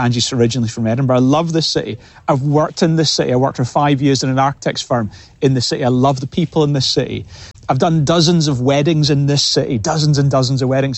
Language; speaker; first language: English; native; English